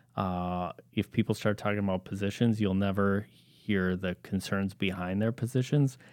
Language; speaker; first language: English; native; English